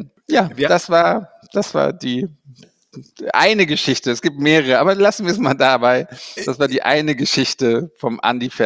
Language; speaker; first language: German; native; German